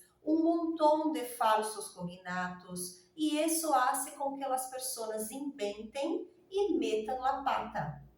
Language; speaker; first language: Spanish; non-native, fluent; Portuguese